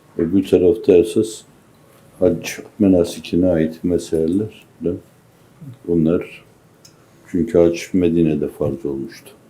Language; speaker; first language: Turkish; native; Turkish